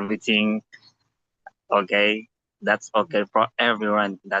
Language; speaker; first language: English; non-native, learner; Haitian Creole